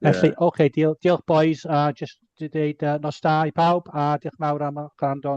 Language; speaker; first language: Welsh; non-native, local second language; English